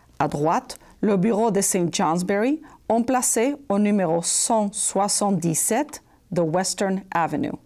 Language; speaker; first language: French; non-native, fluent; Spanish